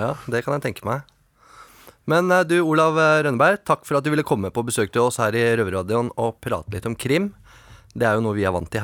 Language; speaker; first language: Norwegian; native; Norwegian